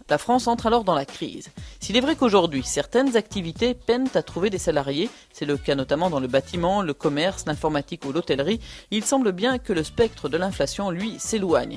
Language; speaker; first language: French; native; French